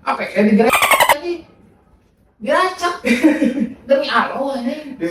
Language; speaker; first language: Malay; non-native, local second language; Sundanese